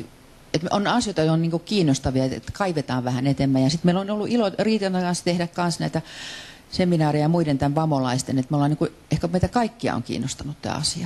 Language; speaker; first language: Finnish; native; Finnish